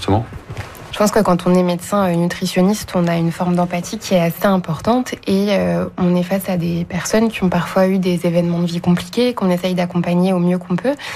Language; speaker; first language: French; native; French